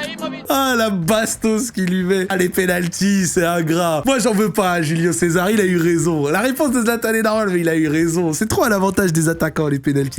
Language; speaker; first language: French; native; French